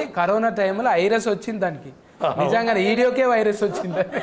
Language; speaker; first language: Telugu; native; Telugu